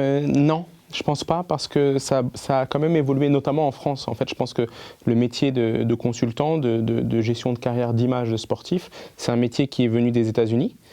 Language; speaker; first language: French; native; French